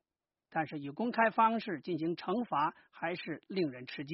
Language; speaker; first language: Chinese; native; Chinese